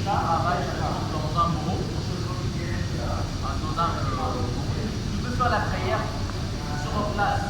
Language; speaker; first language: French; non-native, learner; Arabic